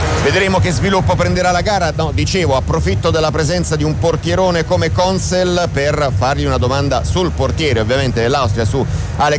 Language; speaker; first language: Italian; native; Italian